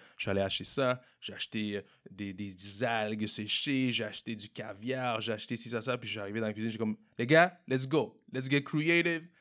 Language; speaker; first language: French; native; French